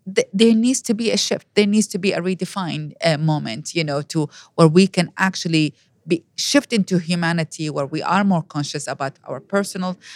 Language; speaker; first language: English; non-native, fluent; Arabic